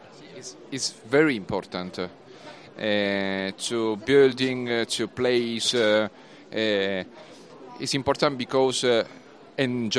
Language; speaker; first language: English; non-native, learner; Italian